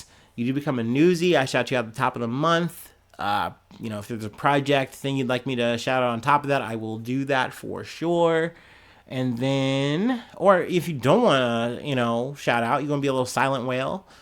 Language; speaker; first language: English; native; English